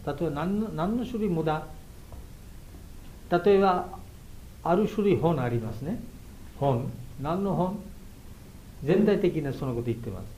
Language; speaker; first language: Japanese; non-native, learner; Bangla